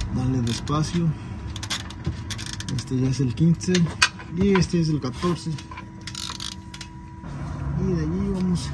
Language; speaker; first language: Spanish; early bilingual, heritage; Spanish